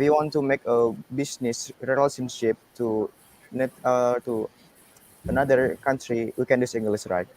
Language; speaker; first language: English; non-native, learner; Indonesian